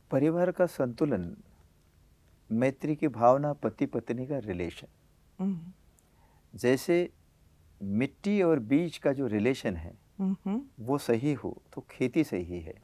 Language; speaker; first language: Hindi; native; Hindi